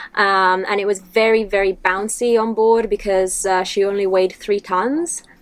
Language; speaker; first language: English; non-native, fluent; Italian